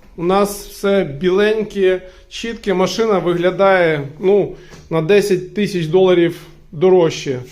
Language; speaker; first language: Ukrainian; native; Ukrainian